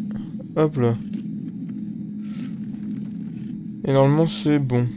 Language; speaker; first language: French; native; French